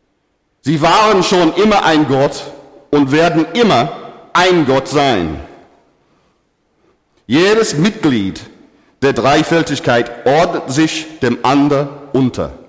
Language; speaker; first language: German; non-native, fluent; English